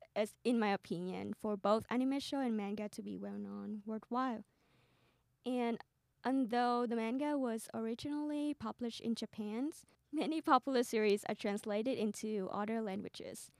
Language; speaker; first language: English; non-native, fluent; Vietnamese